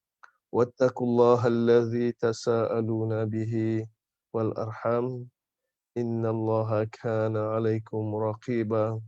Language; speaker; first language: Arabic; non-native, fluent; Malay